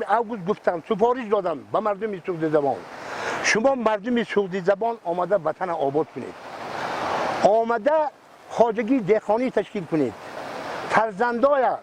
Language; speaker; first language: Tajik; non-native, local second language; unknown